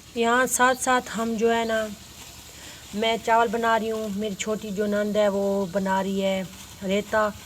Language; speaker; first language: Urdu; non-native, local second language; Punjabi